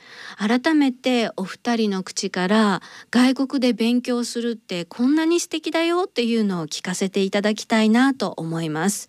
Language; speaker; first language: Japanese; native; Japanese